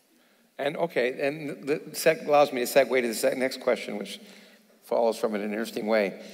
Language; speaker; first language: English; native; English